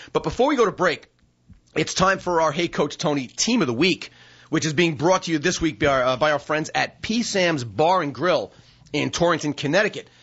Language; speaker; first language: English; native; English